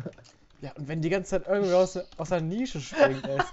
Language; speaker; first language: German; native; German